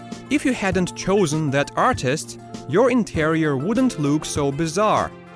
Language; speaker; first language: English; non-native, fluent; Russian